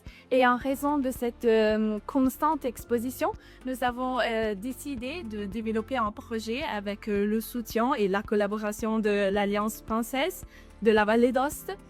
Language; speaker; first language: French; non-native, local second language; Italian